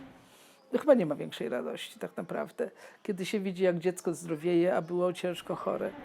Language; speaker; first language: Polish; native; Polish